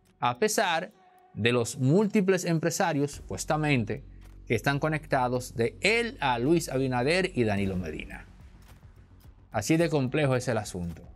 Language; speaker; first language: Spanish; native; Spanish